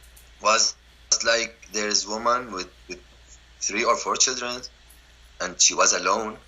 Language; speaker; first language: English; non-native, learner; Arabic